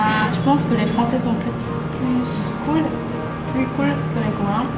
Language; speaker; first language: French; non-native, fluent; Korean